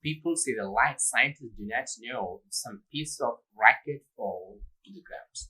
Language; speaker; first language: English; non-native, local second language; Tamil